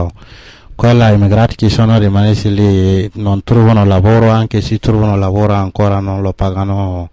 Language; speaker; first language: Italian; non-native, learner; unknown